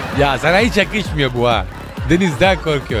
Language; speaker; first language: Turkish; non-native, learner; Italian